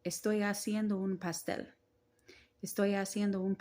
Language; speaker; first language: Spanish; non-native, learner; English